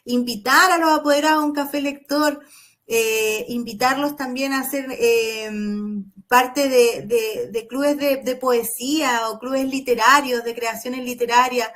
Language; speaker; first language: Spanish; native; Spanish